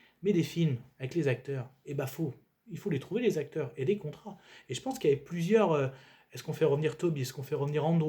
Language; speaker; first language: French; native; French